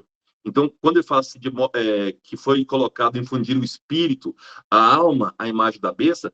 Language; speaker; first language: Portuguese; native; Portuguese